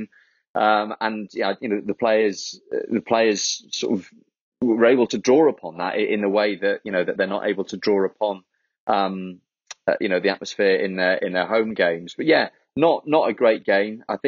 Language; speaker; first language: English; native; English